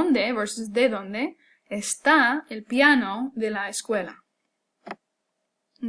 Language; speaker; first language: Spanish; non-native, fluent; English